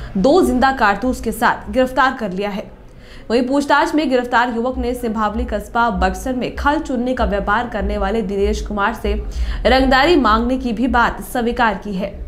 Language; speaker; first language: Hindi; native; Hindi